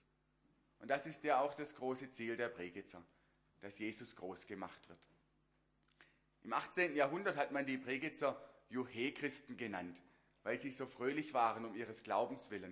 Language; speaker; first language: German; native; German